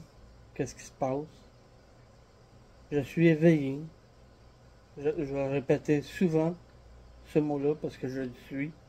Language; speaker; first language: French; native; French